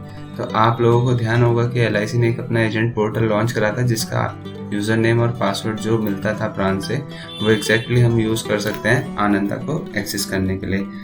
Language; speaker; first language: Hindi; native; Hindi